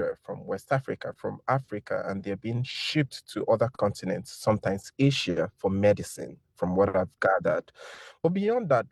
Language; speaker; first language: English; non-native, local second language; Igbo